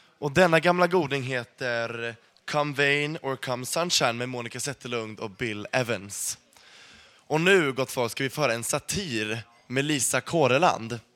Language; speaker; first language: Swedish; native; Swedish